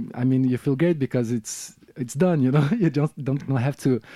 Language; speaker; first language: English; non-native, fluent; Portuguese